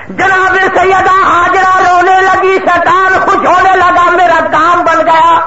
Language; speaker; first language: Urdu; non-native, local second language; Saraiki